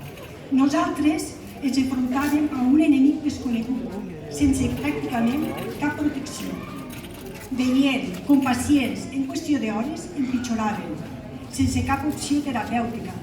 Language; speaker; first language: Catalan; native; Catalan